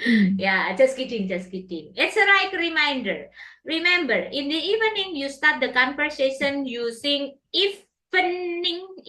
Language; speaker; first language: English; non-native, fluent; Indonesian